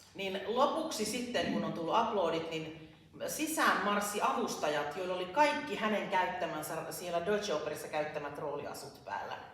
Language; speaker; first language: Finnish; native; Finnish